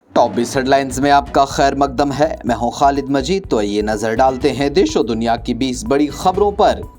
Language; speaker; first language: Urdu; non-native, local second language; Kashmiri